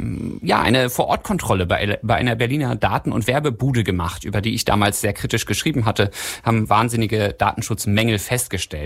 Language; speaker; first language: German; native; German